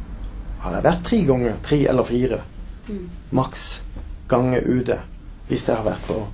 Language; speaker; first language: Norwegian; native; Norwegian